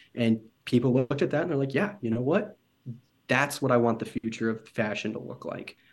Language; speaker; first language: English; native; English